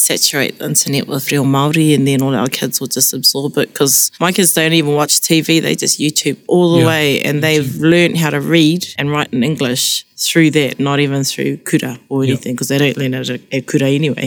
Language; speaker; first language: English; non-native, local second language; Māori